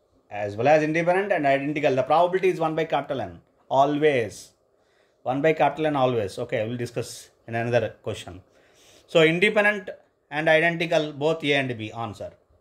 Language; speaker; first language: English; non-native, local second language; Telugu